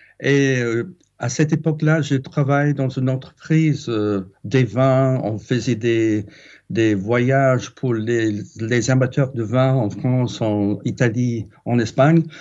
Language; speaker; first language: French; non-native, fluent; English